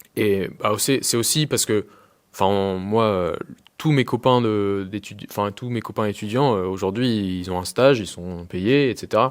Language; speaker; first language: French; early bilingual, other home language; Spanish